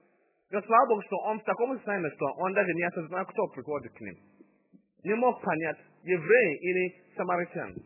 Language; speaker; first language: Russian; non-native, fluent; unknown